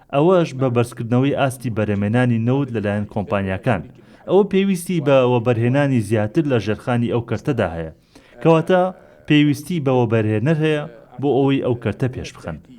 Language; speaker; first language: Central Kurdish; non-native, fluent; Arabic